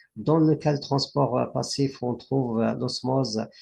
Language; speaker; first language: French; non-native, local second language; Arabic